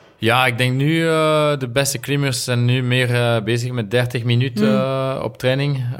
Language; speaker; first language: Dutch; non-native, local second language; French